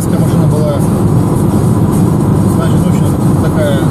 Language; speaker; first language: Russian; native; Russian